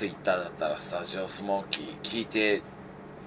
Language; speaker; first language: Japanese; native; Japanese